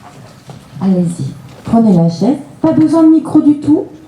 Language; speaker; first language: French; native; French